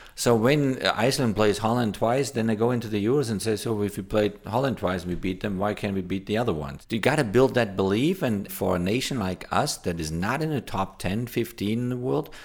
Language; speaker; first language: English; non-native, fluent; German